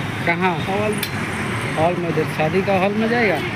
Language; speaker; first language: Hindi; non-native, local second language; Odia